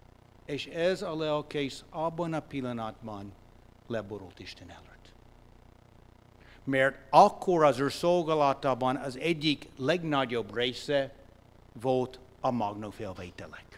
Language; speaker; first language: Hungarian; non-native, fluent; English